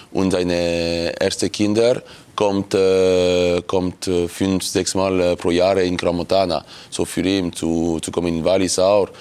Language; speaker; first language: German; non-native, local second language; French